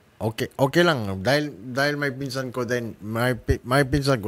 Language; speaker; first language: Filipino; non-native, learner; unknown